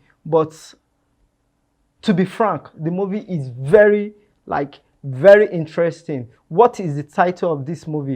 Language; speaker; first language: English; non-native, local second language; Yoruba